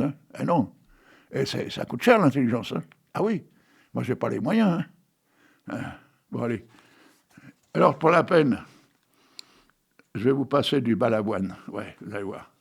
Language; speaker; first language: French; native; French